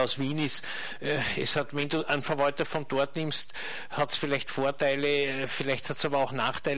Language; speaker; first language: German; native; German